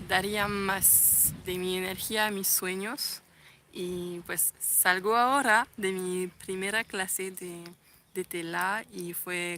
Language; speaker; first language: Spanish; non-native, fluent; French